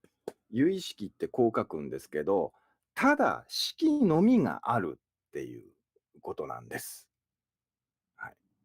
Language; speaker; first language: Japanese; native; Japanese